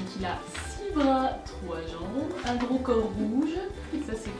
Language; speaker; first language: French; native; French